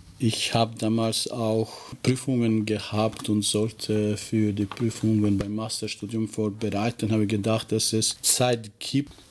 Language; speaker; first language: German; non-native, fluent; Albanian